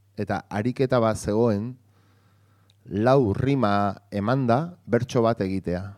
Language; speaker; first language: Basque; non-native, local second language; Spanish